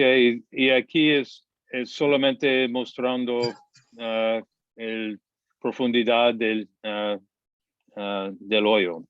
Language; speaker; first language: Spanish; non-native, fluent; English